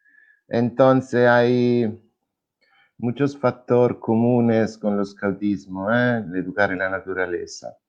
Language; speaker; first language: Spanish; non-native, fluent; Italian